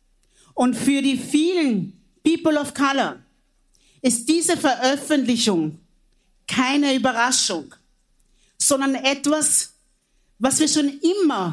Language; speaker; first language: German; early bilingual, other home language; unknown